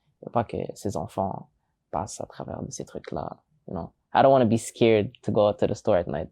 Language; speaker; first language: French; early bilingual, other home language; English